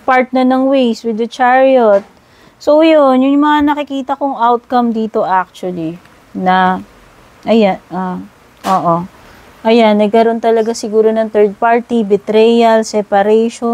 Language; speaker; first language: Filipino; native; Filipino